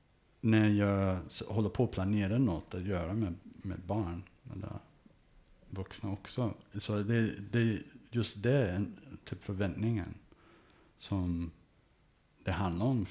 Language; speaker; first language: Swedish; early bilingual, heritage; English